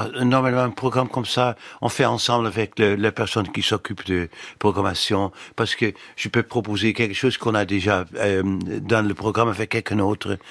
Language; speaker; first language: French; non-native, fluent; Dutch